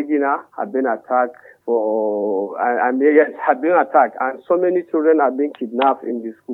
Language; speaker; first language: English; non-native, local second language; Hausa